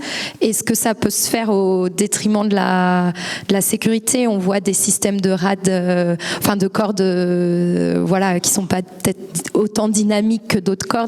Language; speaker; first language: French; native; French